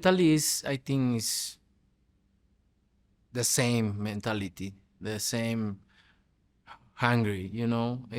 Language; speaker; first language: English; non-native, fluent; Spanish